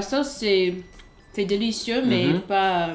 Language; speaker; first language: French; non-native, fluent; English